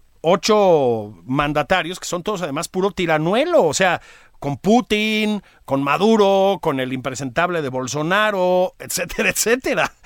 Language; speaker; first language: Spanish; native; Spanish